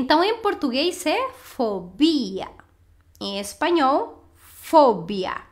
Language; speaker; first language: Portuguese; non-native, fluent; Spanish